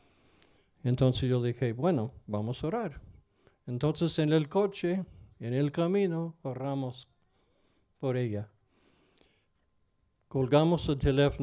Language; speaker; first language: Spanish; non-native, fluent; English